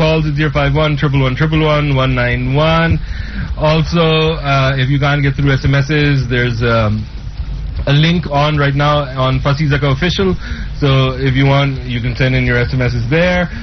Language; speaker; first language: English; non-native, local second language; Urdu